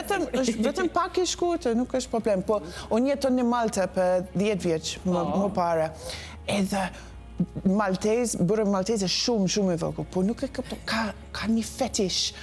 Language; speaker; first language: Albanian; non-native, learner; English